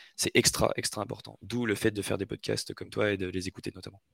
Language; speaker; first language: French; native; French